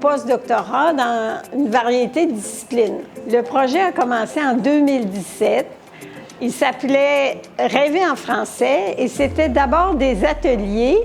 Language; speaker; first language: French; native; French